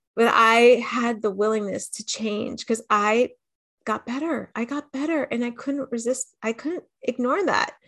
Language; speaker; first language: English; native; English